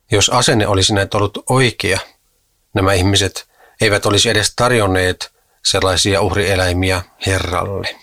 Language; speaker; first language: Finnish; native; Finnish